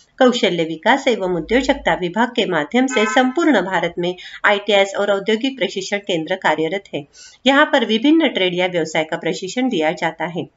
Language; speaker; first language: Hindi; non-native, local second language; Marathi